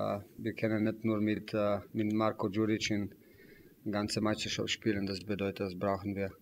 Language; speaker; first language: German; non-native, fluent; Slovenian